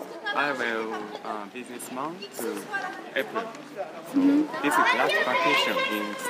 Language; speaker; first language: English; non-native, learner; Japanese